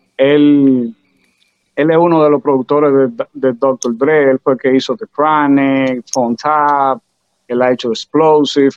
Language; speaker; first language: Spanish; native; Spanish